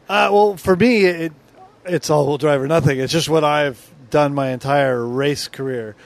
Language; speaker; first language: English; native; English